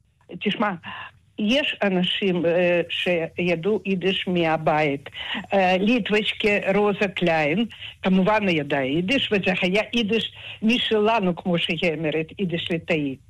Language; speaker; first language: Hebrew; non-native, fluent; Russian